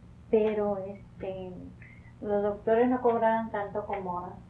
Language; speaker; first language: Spanish; early bilingual, heritage; Spanish